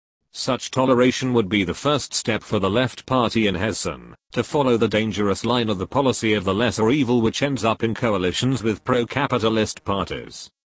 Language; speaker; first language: English; native; English